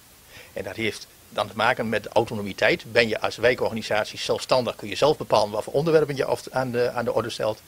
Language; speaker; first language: Dutch; native; Dutch